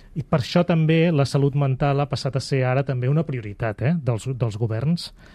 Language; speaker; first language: Catalan; native; Catalan